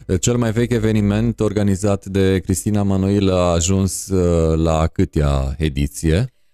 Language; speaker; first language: Romanian; native; Romanian